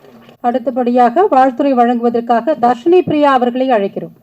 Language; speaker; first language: Tamil; native; Tamil